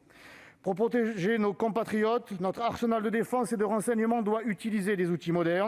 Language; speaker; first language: French; native; French